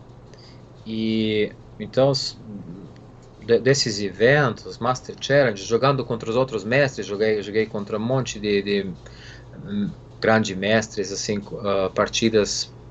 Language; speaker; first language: Portuguese; non-native, fluent; Serbian